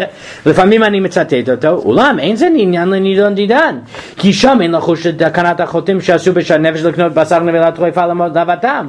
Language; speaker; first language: Hebrew; non-native, fluent; English